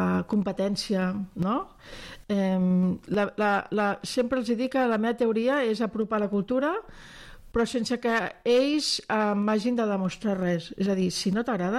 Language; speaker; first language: Catalan; non-native, local second language; French